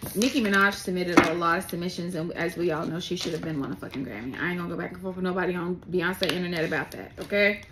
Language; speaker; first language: English; native; English